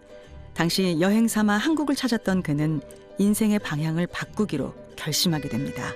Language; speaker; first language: Korean; native; Korean